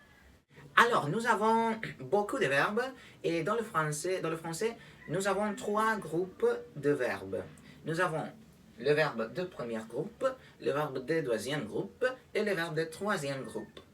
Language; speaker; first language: French; non-native, fluent; Spanish